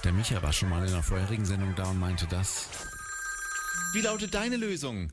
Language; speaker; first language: German; native; German